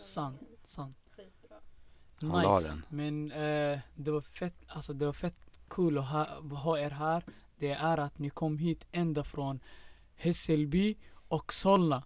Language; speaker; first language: Swedish; non-native, fluent; Somali